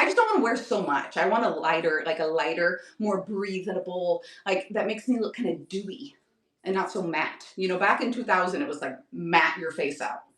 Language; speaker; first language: English; native; English